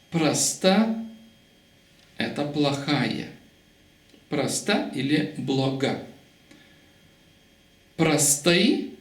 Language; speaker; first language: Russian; non-native, local second language; Lithuanian